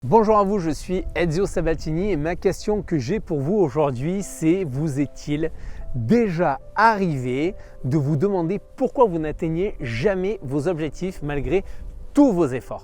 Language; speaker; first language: French; native; French